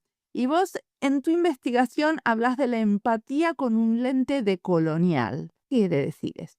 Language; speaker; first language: Spanish; native; Spanish